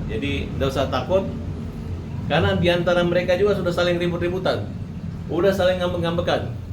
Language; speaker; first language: Indonesian; native; Indonesian